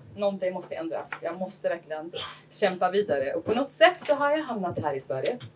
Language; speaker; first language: Swedish; non-native, fluent; Arabic